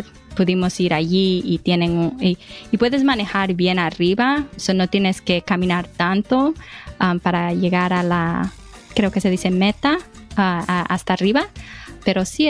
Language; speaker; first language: Spanish; early bilingual, heritage; Spanish